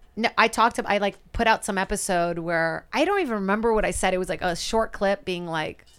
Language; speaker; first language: English; non-native, fluent; Portuguese